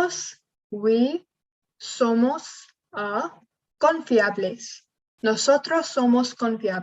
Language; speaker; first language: Spanish; non-native, learner; English